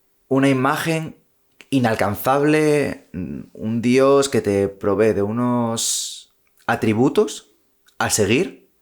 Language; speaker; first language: Spanish; native; Spanish